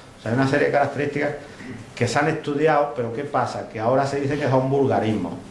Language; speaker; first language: Spanish; native; Spanish